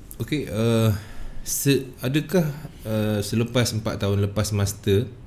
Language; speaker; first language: Malay; native; Malay